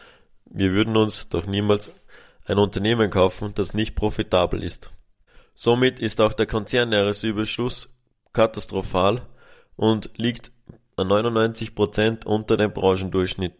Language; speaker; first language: German; native; German